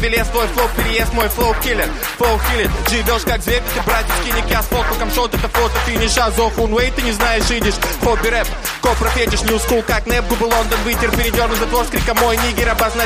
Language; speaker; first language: Russian; native; Russian